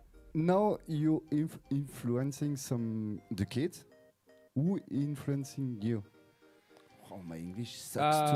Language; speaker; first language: English; non-native, learner; French